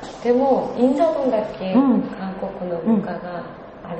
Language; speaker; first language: Japanese; non-native, learner; Korean